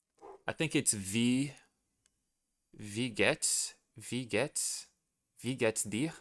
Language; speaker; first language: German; non-native, learner; Portuguese